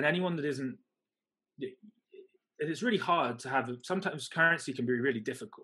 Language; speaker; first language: English; native; English